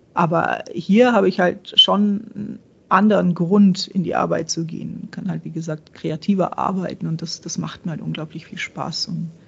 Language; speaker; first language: German; early bilingual, other home language; Czech